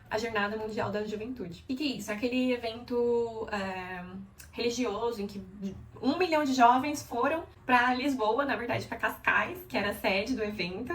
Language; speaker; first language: Portuguese; native; Portuguese